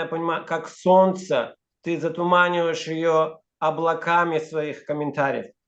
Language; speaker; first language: Russian; native; Russian